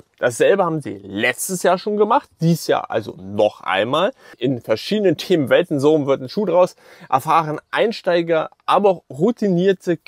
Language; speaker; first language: German; native; German